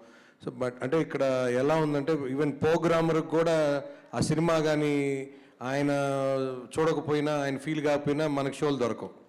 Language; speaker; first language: Telugu; native; Telugu